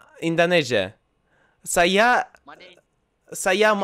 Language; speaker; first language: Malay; non-native, learner; Russian